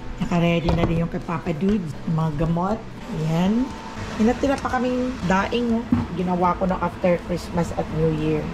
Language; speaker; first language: Filipino; non-native, local second language; Cebuano